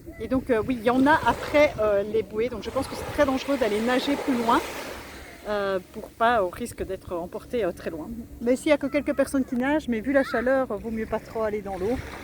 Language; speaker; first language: French; native; French